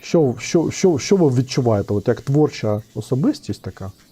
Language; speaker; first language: Ukrainian; non-native, local second language; Russian